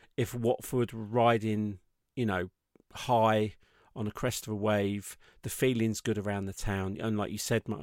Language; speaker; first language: English; native; English